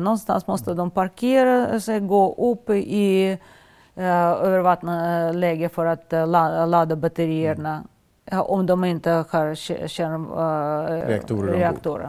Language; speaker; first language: Swedish; non-native, fluent; Russian